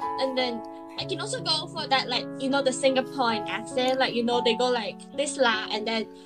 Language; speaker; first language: English; non-native, local second language; Cantonese